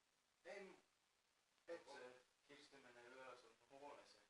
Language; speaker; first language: Finnish; non-native, fluent; Persian